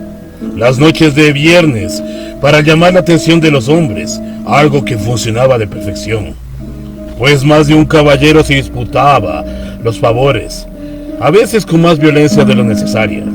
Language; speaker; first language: Spanish; native; Spanish